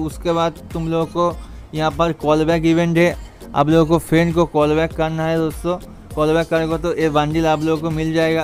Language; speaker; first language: Hindi; non-native, local second language; Bangla